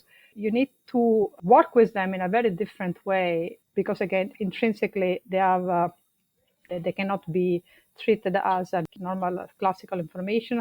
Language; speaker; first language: English; non-native, fluent; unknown